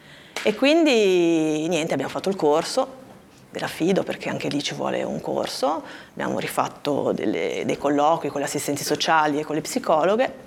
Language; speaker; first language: Italian; native; Italian